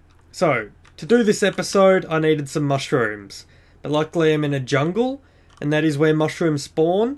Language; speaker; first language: English; native; English